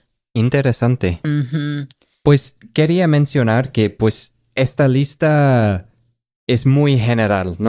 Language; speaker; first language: Spanish; non-native, fluent; English